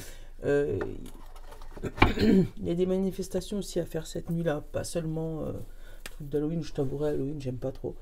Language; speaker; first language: French; native; French